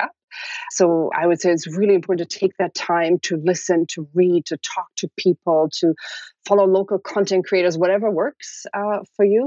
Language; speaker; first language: English; non-native, fluent; German